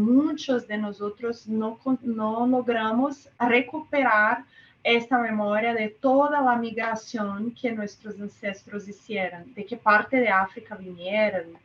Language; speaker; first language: Spanish; non-native, fluent; Portuguese